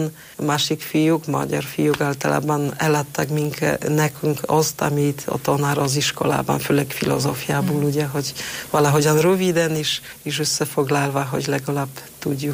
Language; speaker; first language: Hungarian; non-native, fluent; Polish